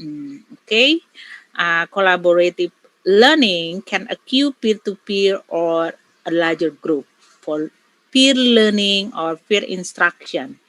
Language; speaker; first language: English; non-native, learner; Indonesian